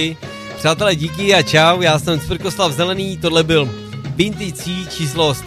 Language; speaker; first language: Czech; native; Czech